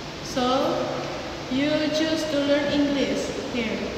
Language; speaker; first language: English; non-native, learner; Indonesian